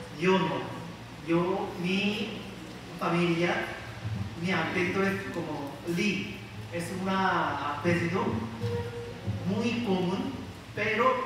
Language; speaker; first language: Spanish; non-native, learner; Korean